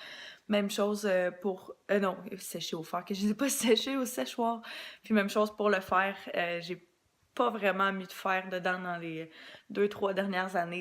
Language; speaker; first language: French; native; French